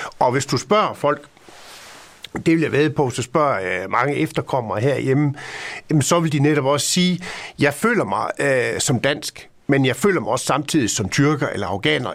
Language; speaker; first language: Danish; native; Danish